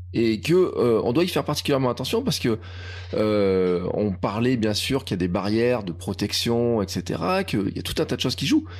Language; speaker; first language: French; native; French